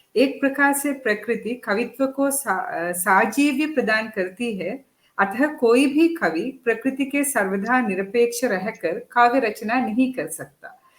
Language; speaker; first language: Hindi; non-native, fluent; Sinhala